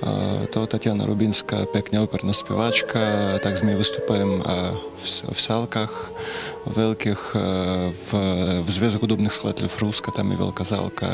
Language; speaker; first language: Slovak; non-native, learner; Russian